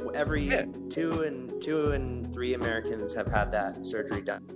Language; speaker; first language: English; native; English